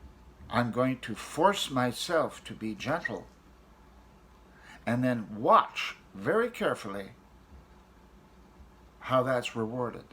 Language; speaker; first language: English; native; English